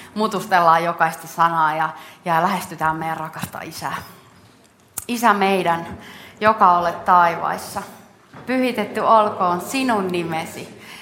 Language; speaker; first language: Finnish; native; Finnish